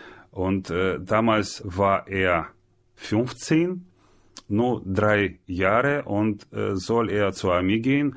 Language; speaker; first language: German; non-native, learner; Russian